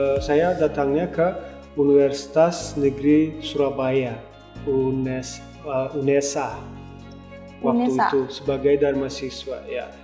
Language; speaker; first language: Indonesian; non-native, fluent; Turkmen